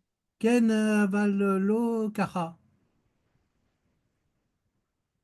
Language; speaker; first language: Hebrew; non-native, learner; French